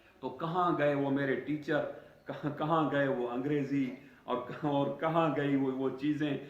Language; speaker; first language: Urdu; non-native, local second language; Sindhi